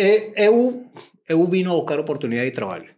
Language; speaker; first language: Portuguese; non-native, learner; Spanish